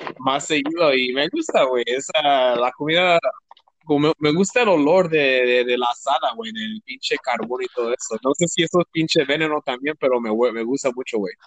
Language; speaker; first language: Spanish; early bilingual, heritage; Spanish